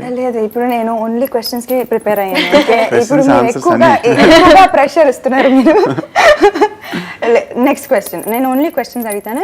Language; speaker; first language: Telugu; non-native, fluent; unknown